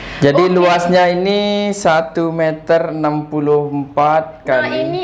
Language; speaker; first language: Indonesian; native; Indonesian